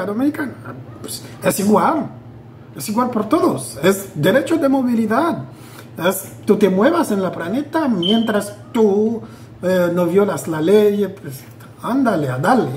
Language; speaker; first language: Spanish; non-native, fluent; Haitian Creole